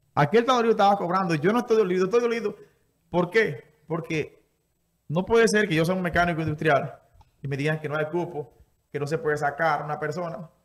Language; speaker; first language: Spanish; native; Spanish